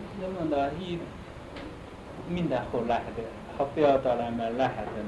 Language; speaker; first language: Hungarian; non-native, learner; Chinese